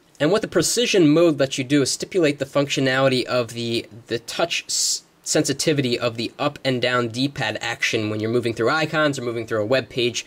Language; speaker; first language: English; native; English